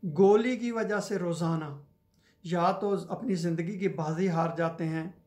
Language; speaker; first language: Urdu; non-native, local second language; Punjabi